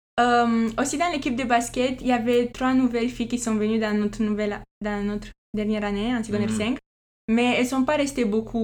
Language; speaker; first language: French; non-native, fluent; Romanian